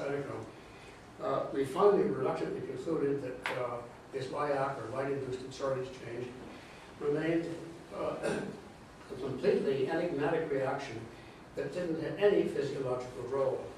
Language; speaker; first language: English; native; English